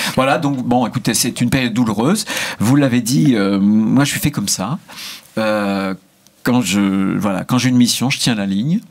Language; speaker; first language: French; native; French